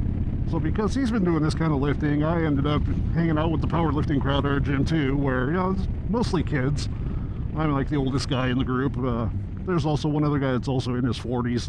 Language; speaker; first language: English; native; English